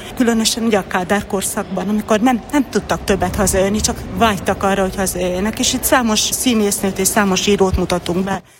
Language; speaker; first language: Hungarian; native; Hungarian